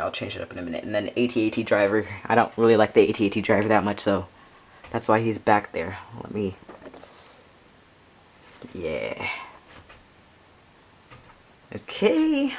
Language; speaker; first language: English; native; English